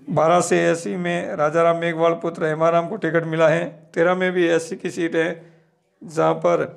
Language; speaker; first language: Hindi; native; Hindi